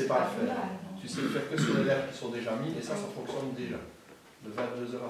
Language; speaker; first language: French; native; French